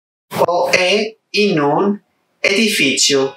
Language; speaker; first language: Italian; non-native, learner; Spanish